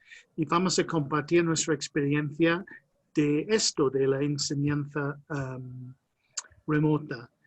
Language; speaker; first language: Spanish; non-native, fluent; English